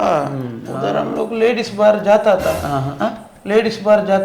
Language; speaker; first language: Hindi; non-native, local second language; Kannada